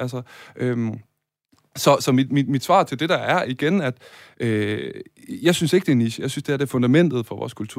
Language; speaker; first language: Danish; native; Danish